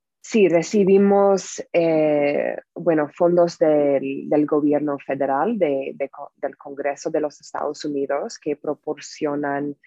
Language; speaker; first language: Spanish; non-native, fluent; English